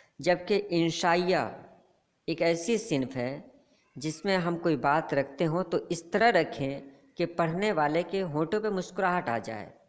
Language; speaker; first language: Urdu; native; Urdu